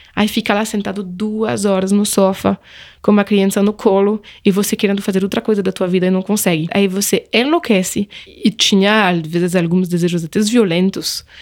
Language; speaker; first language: Portuguese; non-native, fluent; French